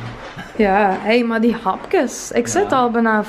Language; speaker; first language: Dutch; native; Dutch